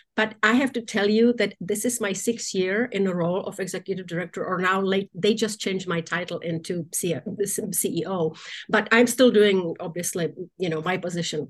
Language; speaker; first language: English; non-native, fluent; Czech